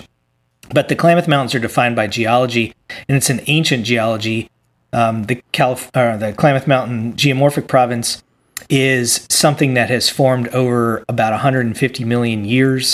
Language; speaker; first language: English; native; English